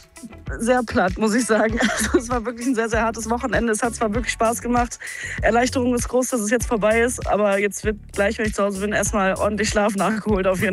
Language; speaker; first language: German; native; German